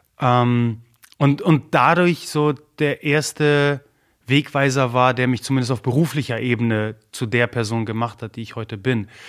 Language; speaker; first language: German; early bilingual, other home language; Polish